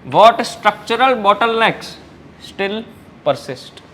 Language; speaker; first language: English; non-native, local second language; Gujarati